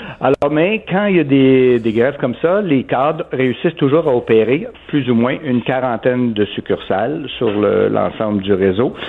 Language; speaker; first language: French; native; French